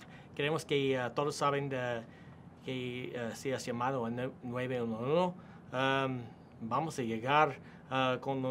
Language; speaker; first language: Spanish; non-native, learner; English